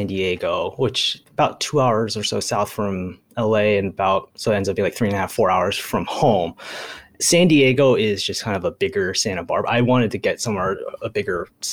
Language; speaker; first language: English; early bilingual, other home language; Japanese